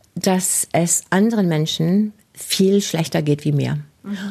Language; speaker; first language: German; non-native, fluent; English